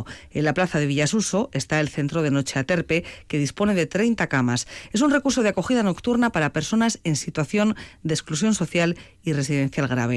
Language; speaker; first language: Spanish; native; Spanish